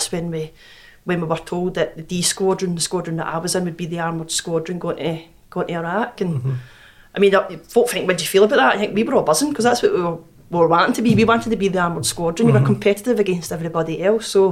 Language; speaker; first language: English; native; English